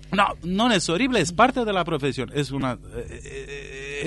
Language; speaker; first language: Spanish; non-native, fluent; Romanian